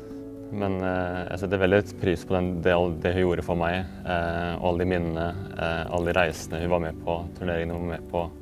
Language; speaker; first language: Norwegian; native; Norwegian